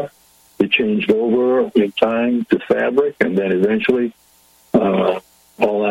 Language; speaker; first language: English; native; English